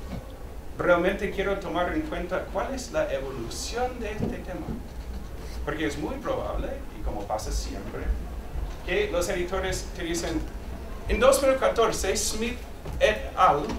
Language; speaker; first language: Spanish; non-native, fluent; English